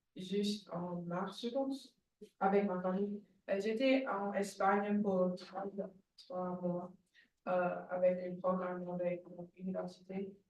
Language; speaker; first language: French; non-native, learner; English